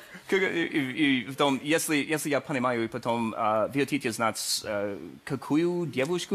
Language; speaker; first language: Russian; non-native, learner; English